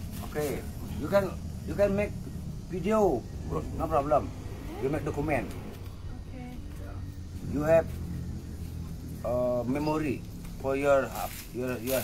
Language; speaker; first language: English; non-native, learner; Balinese